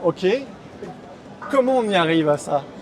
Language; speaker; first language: French; native; French